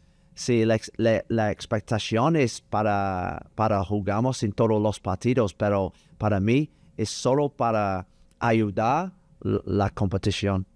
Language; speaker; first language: Spanish; non-native, learner; English